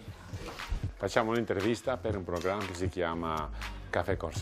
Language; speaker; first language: Italian; non-native, fluent; Dutch